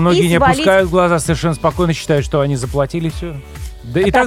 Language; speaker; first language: Russian; native; Russian